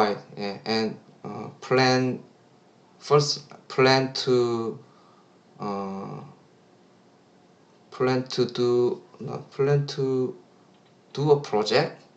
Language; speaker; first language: English; non-native, learner; Korean